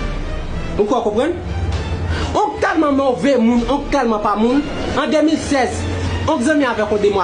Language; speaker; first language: Haitian Creole; native; Haitian Creole